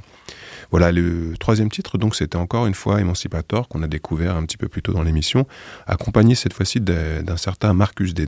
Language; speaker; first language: French; native; French